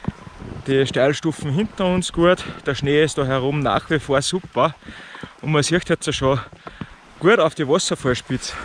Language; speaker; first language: German; native; German